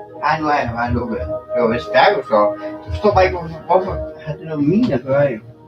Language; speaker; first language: Danish; native; Danish